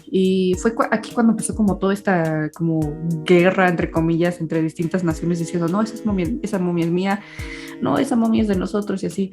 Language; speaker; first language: Spanish; native; Spanish